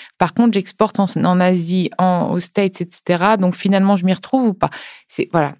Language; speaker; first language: French; native; French